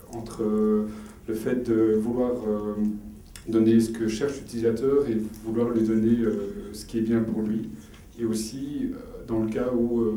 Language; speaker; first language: French; native; French